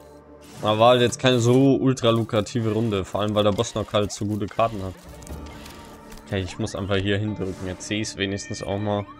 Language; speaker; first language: German; native; German